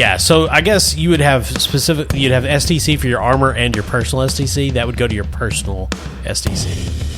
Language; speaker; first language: English; native; English